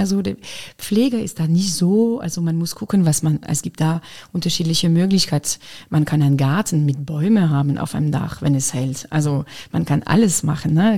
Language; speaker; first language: German; non-native, fluent; French